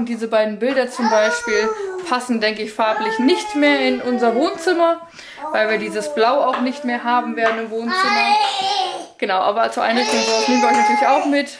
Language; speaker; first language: German; native; German